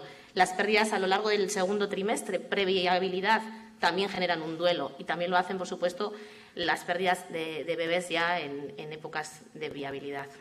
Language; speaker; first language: Spanish; native; Spanish